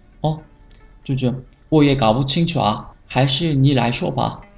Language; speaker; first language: Chinese; non-native, fluent; Korean